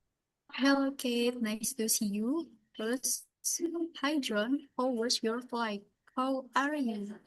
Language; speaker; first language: English; non-native, learner; Indonesian